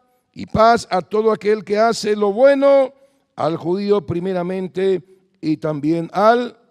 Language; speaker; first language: Spanish; native; Spanish